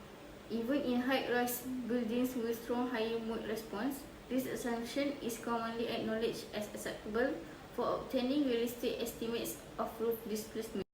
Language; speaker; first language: English; non-native, local second language; Malay